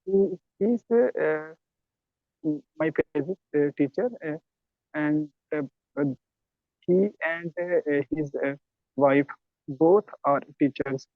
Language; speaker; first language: English; non-native, learner; Urdu